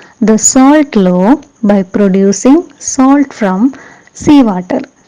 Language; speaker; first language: English; non-native, local second language; Malayalam